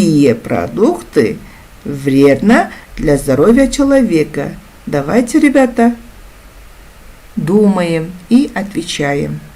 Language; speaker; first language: Russian; non-native, local second language; Kazakh